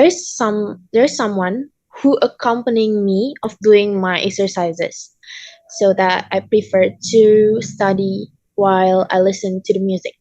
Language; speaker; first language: English; non-native, learner; Indonesian